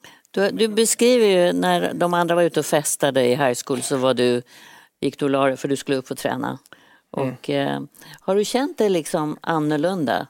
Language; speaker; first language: Swedish; native; Swedish